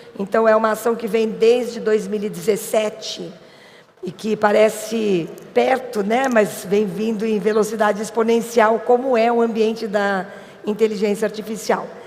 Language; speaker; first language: Portuguese; native; Portuguese